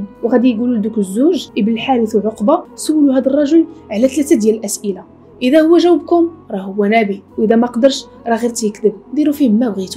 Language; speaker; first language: Arabic; native; Arabic